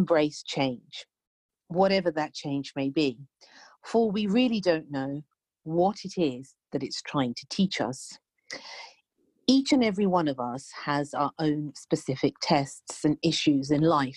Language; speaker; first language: English; native; English